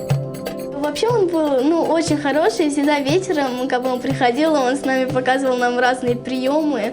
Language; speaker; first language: Russian; native; Russian